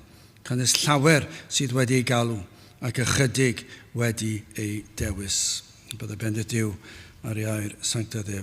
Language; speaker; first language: Welsh; native; Welsh